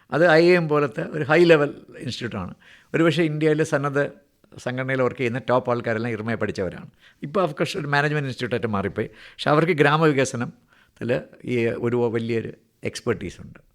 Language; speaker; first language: Malayalam; native; Malayalam